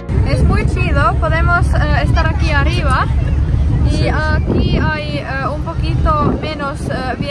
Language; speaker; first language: Spanish; non-native, learner; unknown